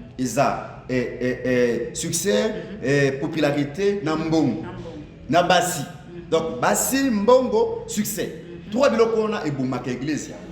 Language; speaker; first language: Lingala; native; Lingala